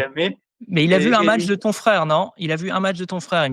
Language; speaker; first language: French; native; French